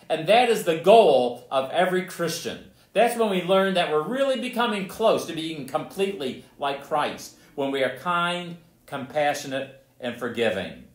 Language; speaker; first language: English; native; English